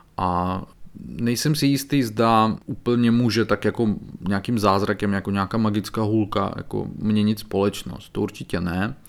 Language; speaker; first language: Czech; non-native, fluent; Belarusian